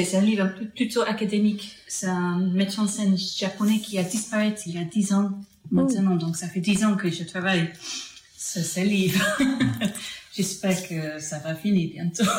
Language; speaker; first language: French; non-native, fluent; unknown